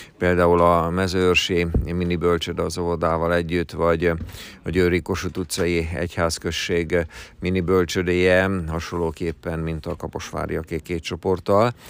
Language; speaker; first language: Hungarian; native; Hungarian